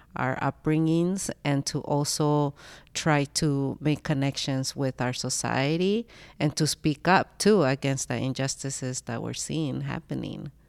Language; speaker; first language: English; early bilingual, other home language; Spanish